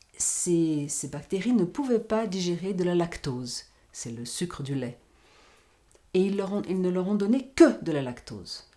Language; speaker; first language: French; non-native, fluent; Portuguese